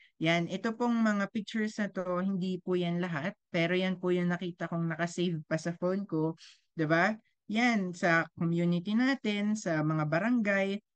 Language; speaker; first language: Filipino; native; Filipino